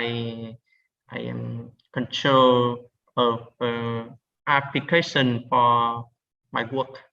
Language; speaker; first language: English; non-native, learner; Vietnamese